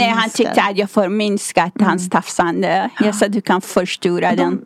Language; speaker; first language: Swedish; non-native, fluent; Persian